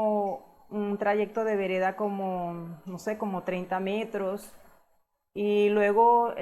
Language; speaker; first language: Spanish; native; Spanish